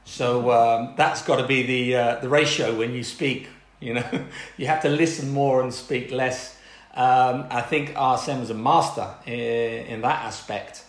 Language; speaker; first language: English; native; English